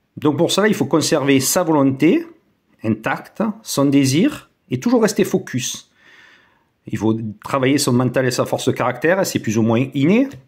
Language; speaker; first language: French; native; French